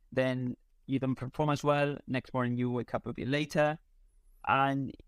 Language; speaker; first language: English; non-native, fluent; Spanish